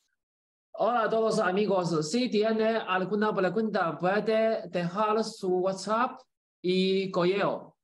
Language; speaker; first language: Spanish; non-native, learner; Chinese